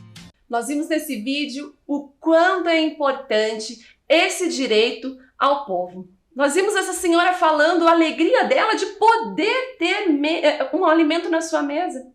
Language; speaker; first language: Portuguese; native; Portuguese